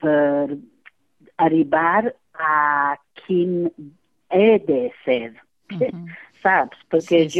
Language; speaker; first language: Catalan; non-native, fluent; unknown